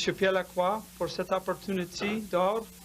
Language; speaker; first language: French; non-native, learner; English